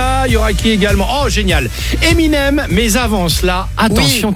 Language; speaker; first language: French; native; French